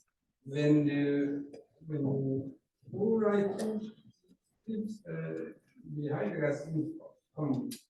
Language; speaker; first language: German; non-native, learner; Rundi